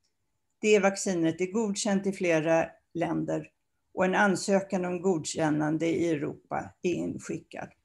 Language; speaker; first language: Swedish; native; Swedish